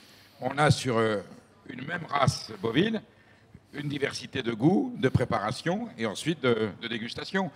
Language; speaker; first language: French; native; French